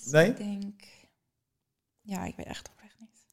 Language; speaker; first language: Dutch; early bilingual, other home language; Afrikaans